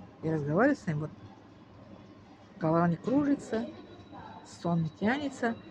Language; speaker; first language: Russian; non-native, fluent; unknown